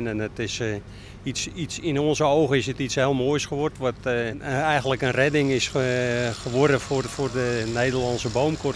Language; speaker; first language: Dutch; native; Dutch